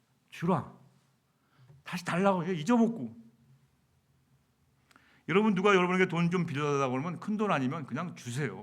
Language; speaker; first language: Korean; native; Korean